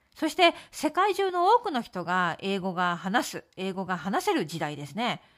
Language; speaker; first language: Japanese; native; Japanese